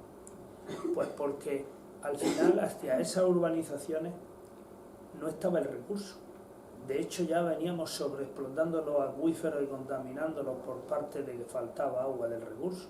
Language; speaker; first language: Spanish; native; Spanish